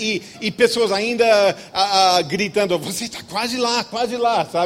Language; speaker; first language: Portuguese; non-native, fluent; English